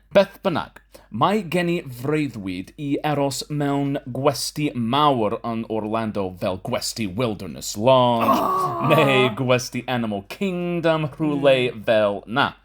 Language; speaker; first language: Welsh; non-native, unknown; English